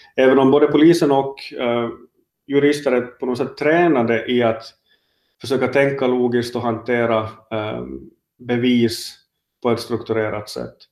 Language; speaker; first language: Swedish; native; Swedish